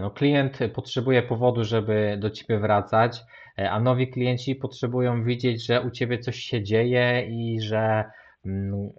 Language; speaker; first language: Polish; native; Polish